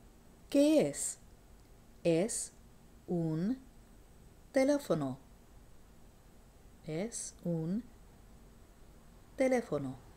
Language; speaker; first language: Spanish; non-native, fluent; English